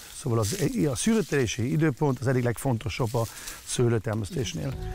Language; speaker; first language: Hungarian; non-native, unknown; German